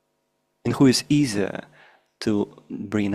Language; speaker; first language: English; non-native, fluent; Russian